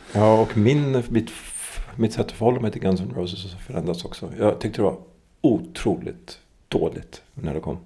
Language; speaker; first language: Swedish; early bilingual, other home language; English